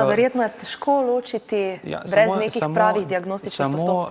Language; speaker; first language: Slovenian; native; Slovenian